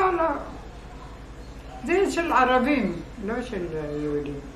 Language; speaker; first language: Hebrew; non-native, fluent; Arabic